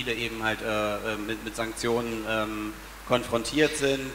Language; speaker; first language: German; native; German